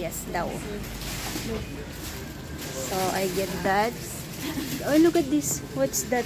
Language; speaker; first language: English; non-native, local second language; Filipino